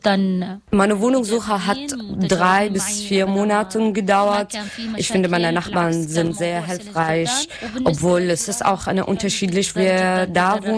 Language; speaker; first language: German; non-native, learner; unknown